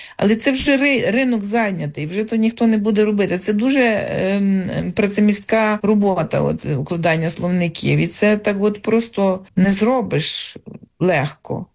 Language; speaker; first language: Ukrainian; native; Ukrainian